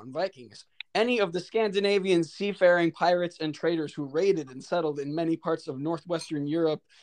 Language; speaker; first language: English; native; English